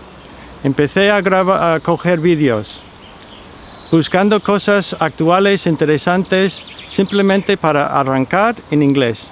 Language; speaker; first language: Spanish; non-native, fluent; English